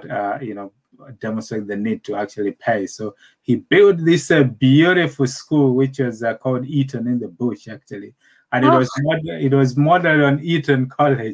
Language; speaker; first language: English; non-native, local second language; Nyanja